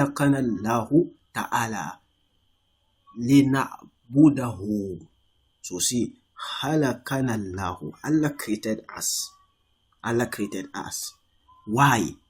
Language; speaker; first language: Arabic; non-native, fluent; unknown